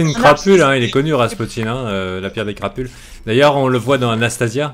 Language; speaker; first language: French; native; French